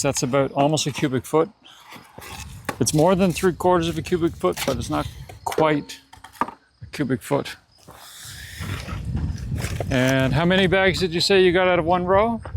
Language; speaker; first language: English; native; English